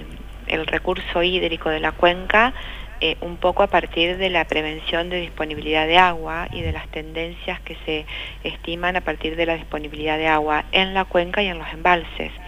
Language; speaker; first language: Spanish; native; Spanish